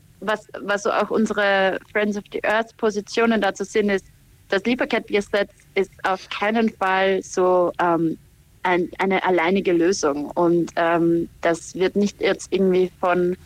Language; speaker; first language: German; native; German